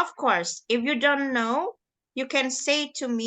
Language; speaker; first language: English; non-native, learner; Indonesian